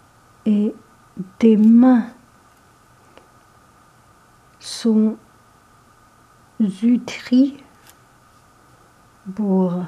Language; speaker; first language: French; non-native, learner; Chinese